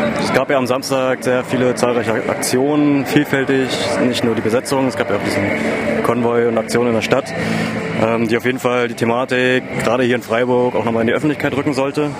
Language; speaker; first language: German; native; German